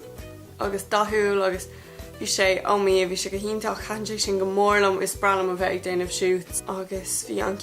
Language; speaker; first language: Irish; non-native, local second language; English